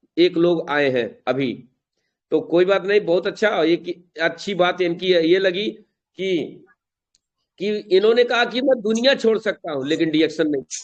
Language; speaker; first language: Hindi; native; Hindi